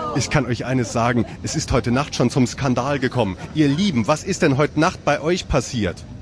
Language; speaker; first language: German; native; German